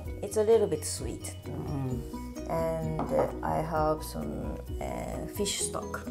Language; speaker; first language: English; non-native, learner; Japanese